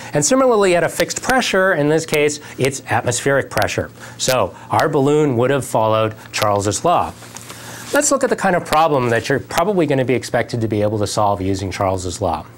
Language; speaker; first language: English; native; English